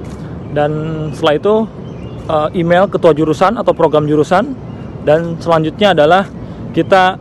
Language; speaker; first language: Indonesian; non-native, local second language; Sundanese